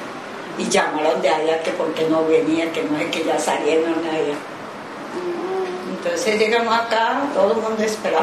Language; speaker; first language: Spanish; non-native, learner; Japanese